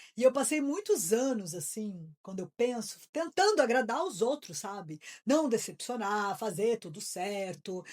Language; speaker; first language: Portuguese; native; Portuguese